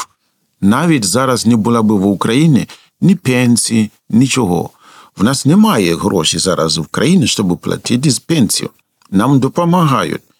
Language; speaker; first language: Ukrainian; non-native, fluent; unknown